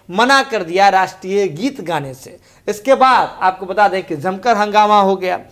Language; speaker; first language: Hindi; native; Hindi